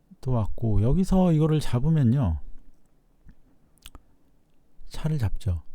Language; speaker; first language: Korean; native; Korean